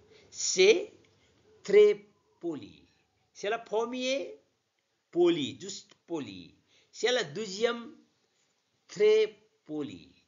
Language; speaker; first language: French; non-native, learner; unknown